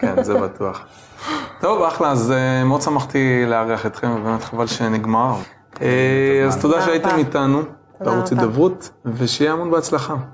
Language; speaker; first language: Hebrew; native; Hebrew